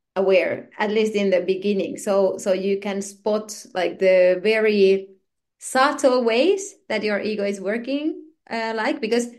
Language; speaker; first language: English; non-native, fluent; Finnish